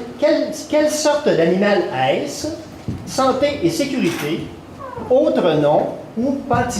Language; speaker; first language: French; native; French